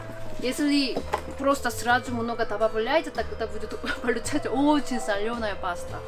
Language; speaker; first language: Russian; non-native, learner; Korean